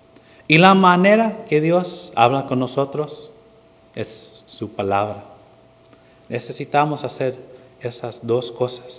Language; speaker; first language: Spanish; non-native, fluent; English